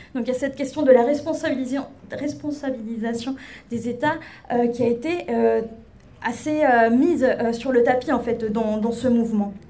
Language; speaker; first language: French; non-native, fluent; Spanish